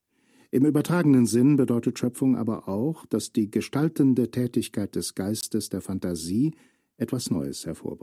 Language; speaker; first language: German; native; German